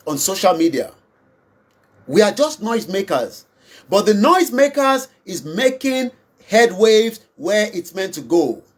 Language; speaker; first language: English; non-native, local second language; Yoruba